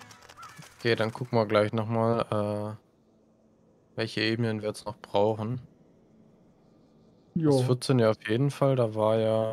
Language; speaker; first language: German; native; German